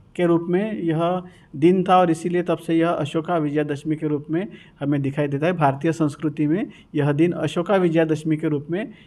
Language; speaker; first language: Hindi; non-native, local second language; Marathi